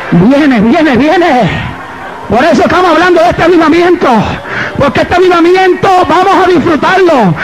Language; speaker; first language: Spanish; native; Spanish